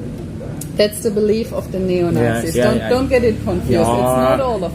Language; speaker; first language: English; non-native, fluent; German